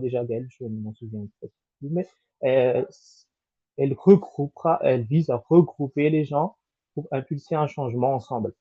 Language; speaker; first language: French; non-native, local second language; Malagasy